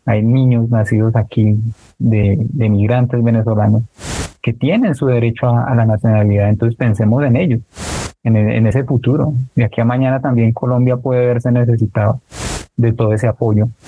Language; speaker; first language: Spanish; native; Spanish